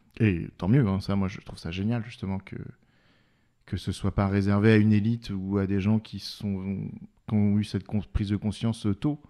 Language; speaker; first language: French; native; French